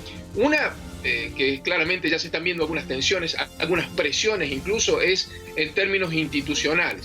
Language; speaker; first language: Spanish; native; Spanish